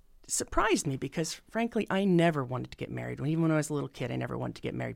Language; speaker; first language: English; native; English